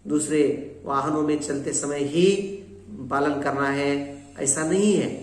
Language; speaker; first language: Hindi; non-native, local second language; Kannada